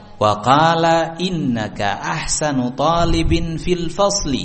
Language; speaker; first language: Arabic; non-native, fluent; Indonesian